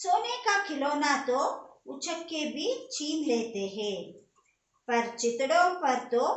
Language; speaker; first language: Hindi; non-native, local second language; Kannada